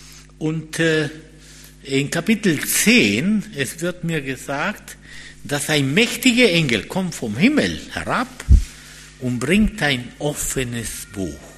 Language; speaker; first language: German; non-native, fluent; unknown